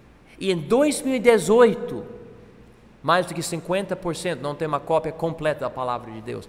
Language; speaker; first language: Portuguese; non-native, fluent; English